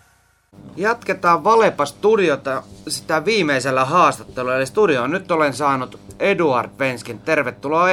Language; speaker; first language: Finnish; native; Finnish